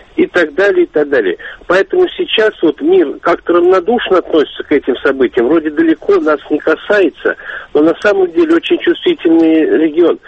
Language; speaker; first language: Russian; native; Russian